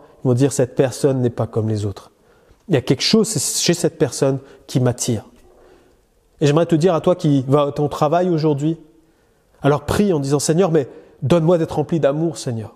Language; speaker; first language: French; native; French